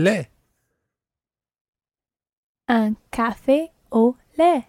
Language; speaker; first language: French; non-native, learner; English